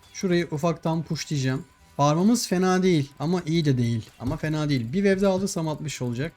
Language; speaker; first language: Turkish; native; Turkish